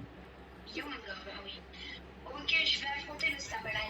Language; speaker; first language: French; native; French